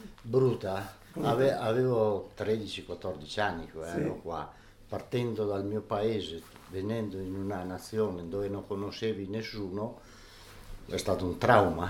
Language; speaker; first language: Italian; early bilingual, other home language; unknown